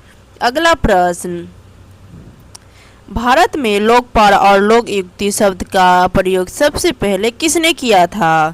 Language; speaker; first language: Hindi; native; Hindi